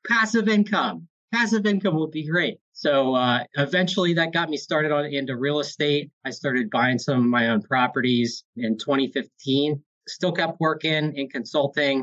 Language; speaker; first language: English; native; English